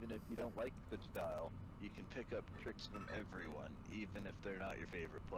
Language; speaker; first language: English; native; English